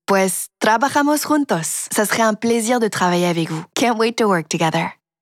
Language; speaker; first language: French; early bilingual, heritage; French